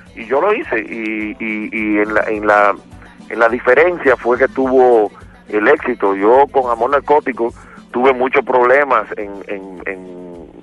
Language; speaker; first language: Spanish; native; Spanish